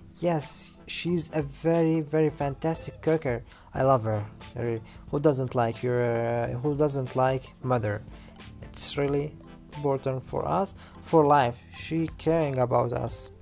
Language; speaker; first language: English; non-native, learner; Arabic